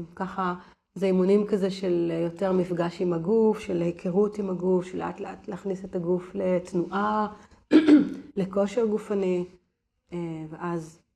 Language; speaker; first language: Hebrew; native; Hebrew